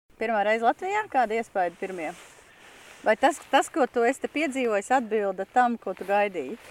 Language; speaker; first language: Latvian; native; Latvian